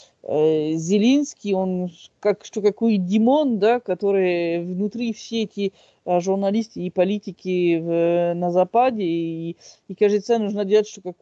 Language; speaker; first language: Russian; non-native, fluent; French